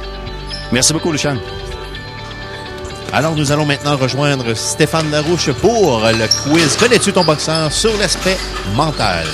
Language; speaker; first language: French; native; French